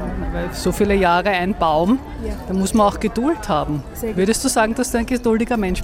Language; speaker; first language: German; native; German